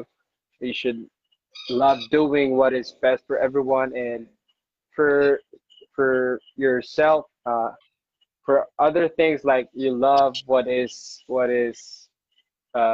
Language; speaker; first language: English; non-native, local second language; Hiligaynon